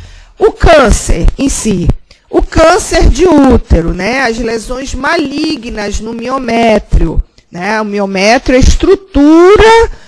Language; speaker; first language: Portuguese; native; Portuguese